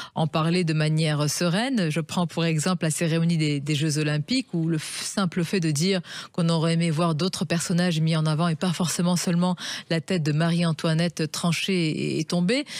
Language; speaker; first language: French; non-native, local second language; Arabic